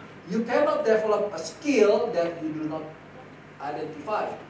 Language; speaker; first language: English; non-native, fluent; Indonesian